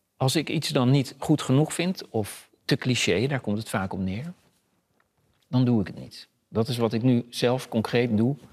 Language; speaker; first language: Dutch; native; Dutch